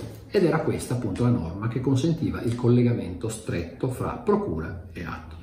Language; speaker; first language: Italian; native; Italian